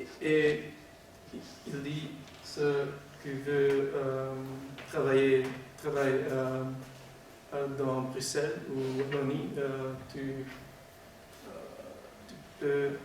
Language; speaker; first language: French; non-native, learner; Dutch